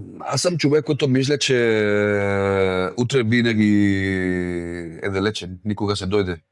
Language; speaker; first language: Bulgarian; non-native, learner; Spanish